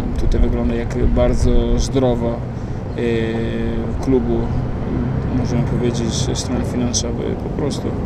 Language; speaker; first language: Polish; non-native, learner; Italian